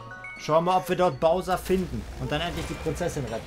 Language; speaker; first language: German; native; German